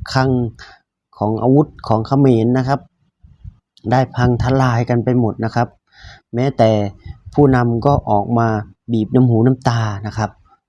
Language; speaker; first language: Thai; native; Thai